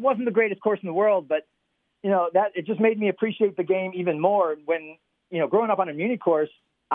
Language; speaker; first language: English; native; English